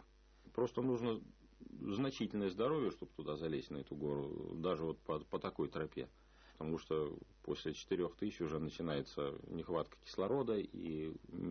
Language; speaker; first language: Russian; native; Russian